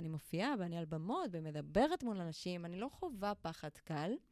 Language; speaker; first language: Hebrew; non-native, fluent; Spanish